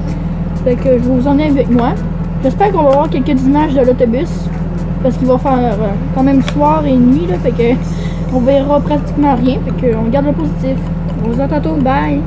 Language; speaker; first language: French; native; French